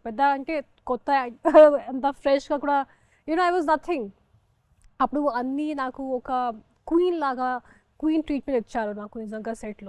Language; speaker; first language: Telugu; non-native, fluent; Hindi